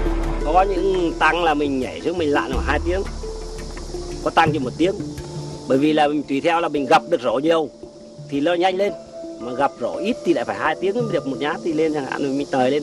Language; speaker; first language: Vietnamese; native; Vietnamese